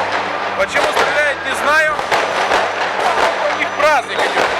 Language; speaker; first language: Russian; native; Russian